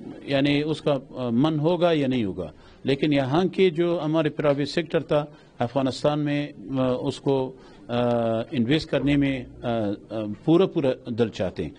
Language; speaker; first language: Hindi; non-native, local second language; Pashto